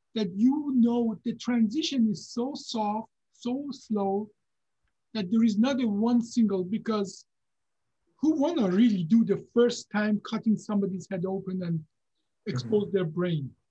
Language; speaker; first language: English; non-native, fluent; Persian